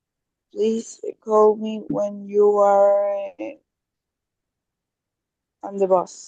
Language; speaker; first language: English; non-native, learner; Spanish